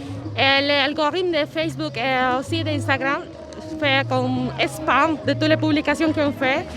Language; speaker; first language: French; non-native, fluent; Spanish